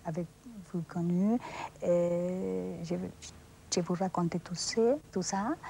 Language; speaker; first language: French; non-native, fluent; Spanish